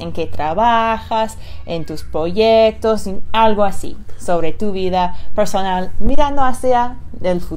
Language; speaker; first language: Spanish; non-native, fluent; English